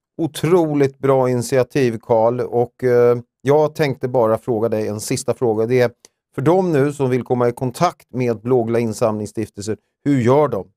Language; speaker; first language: Swedish; native; Swedish